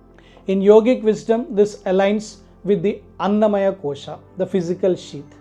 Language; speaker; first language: English; non-native, local second language; Telugu